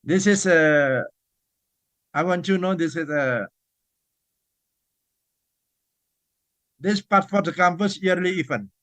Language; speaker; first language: English; non-native, fluent; Indonesian